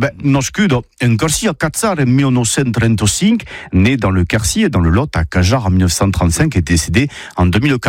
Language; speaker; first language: French; native; French